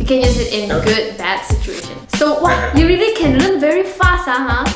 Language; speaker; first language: English; non-native, local second language; Chinese